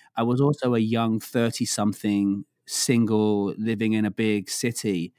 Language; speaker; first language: English; native; English